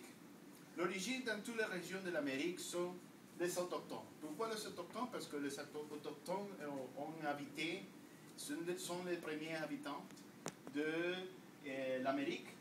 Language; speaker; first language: French; non-native, learner; Spanish